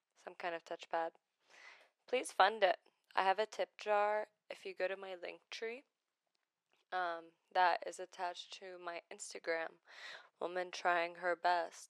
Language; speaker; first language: English; non-native, fluent; Arabic